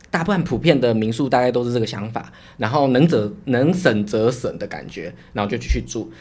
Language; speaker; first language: Chinese; native; Chinese